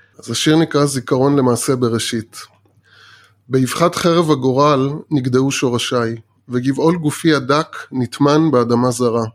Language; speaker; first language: Hebrew; early bilingual, other home language; Persian